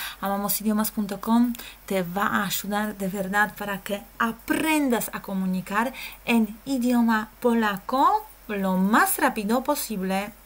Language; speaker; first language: Spanish; non-native, fluent; Polish